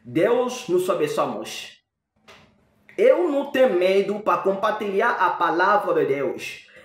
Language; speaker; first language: Portuguese; non-native, learner; French